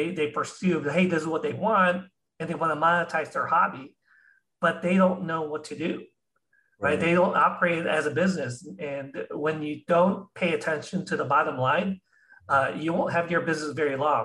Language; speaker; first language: English; non-native, local second language; Filipino